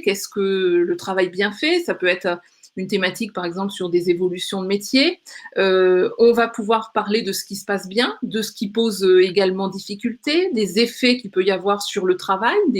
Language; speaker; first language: French; native; French